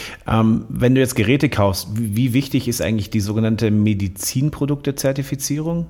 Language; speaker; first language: German; native; German